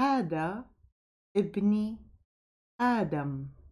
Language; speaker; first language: Arabic; native; Arabic